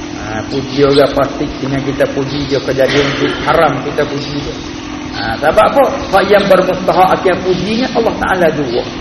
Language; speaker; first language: Malay; native; Malay